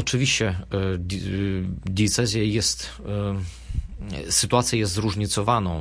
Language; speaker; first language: Polish; non-native, fluent; Russian